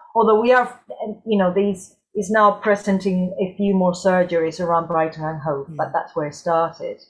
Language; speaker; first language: English; non-native, fluent; Spanish